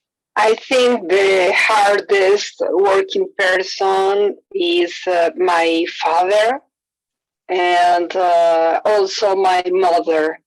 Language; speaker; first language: English; non-native, learner; Spanish